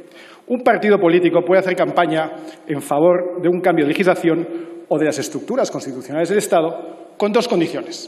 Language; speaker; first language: Spanish; native; Spanish